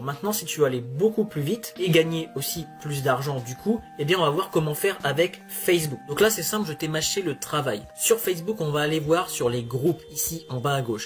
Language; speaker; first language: French; native; French